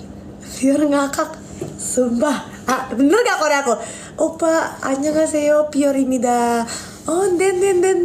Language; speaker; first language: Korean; non-native, learner; Indonesian